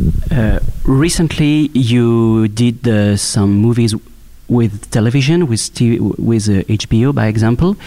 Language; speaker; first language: English; non-native, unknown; French